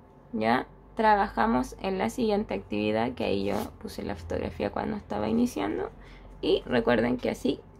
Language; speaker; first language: Spanish; native; Spanish